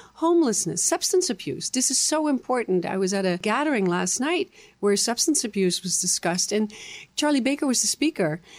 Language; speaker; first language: English; non-native, fluent; Dutch